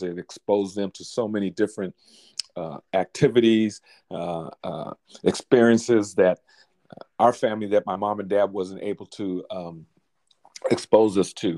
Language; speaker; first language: English; native; English